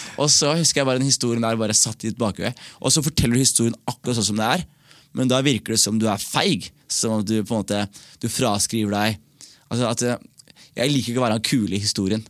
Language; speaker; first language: Norwegian; early bilingual, other home language; Somali